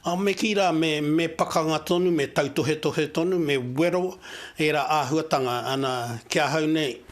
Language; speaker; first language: Māori; native; Māori